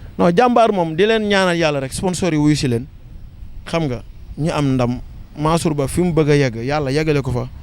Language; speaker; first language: Wolof; non-native, local second language; Serer